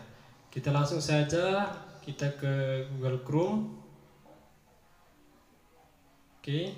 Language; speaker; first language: Indonesian; native; Indonesian